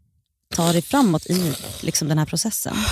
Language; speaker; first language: Swedish; native; Swedish